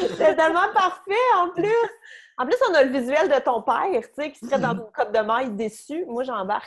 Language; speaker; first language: French; native; French